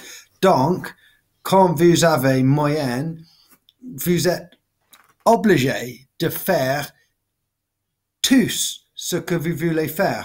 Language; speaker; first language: French; non-native, learner; English